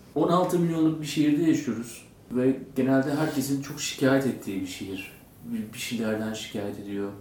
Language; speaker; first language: Turkish; native; Turkish